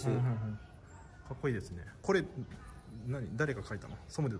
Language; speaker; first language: Japanese; native; Japanese